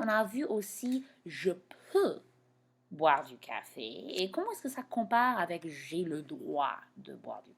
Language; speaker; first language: French; non-native, fluent; English